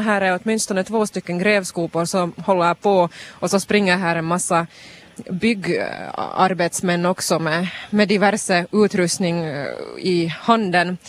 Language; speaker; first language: Swedish; native; Swedish